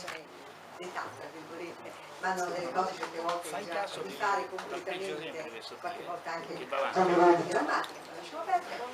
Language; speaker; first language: Italian; native; Italian